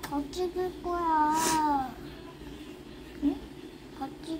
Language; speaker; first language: Korean; native; Korean